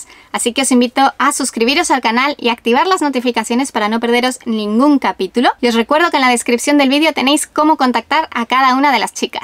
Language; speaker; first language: Spanish; native; Spanish